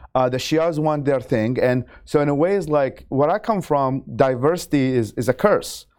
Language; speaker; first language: English; non-native, fluent; Arabic